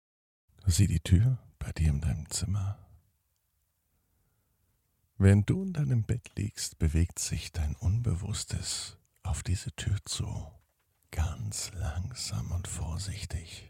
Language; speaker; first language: German; native; German